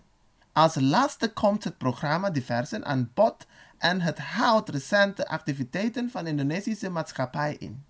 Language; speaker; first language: Dutch; non-native, learner; Indonesian